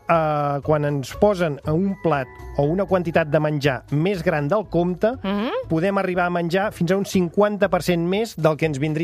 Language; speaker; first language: Catalan; native; Catalan